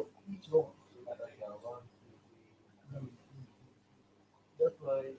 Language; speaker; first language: English; non-native, learner; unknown